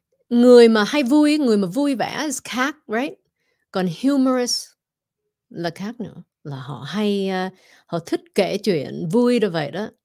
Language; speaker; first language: Vietnamese; early bilingual, heritage; Vietnamese